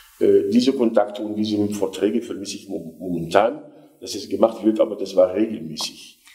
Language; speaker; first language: German; non-native, fluent; Arabic